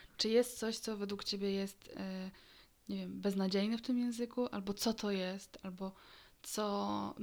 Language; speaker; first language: Polish; native; Polish